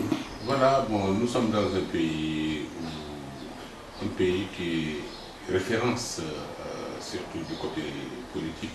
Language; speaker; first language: French; non-native, local second language; Wolof